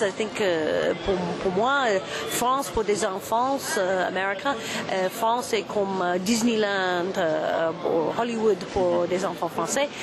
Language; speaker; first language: French; non-native, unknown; English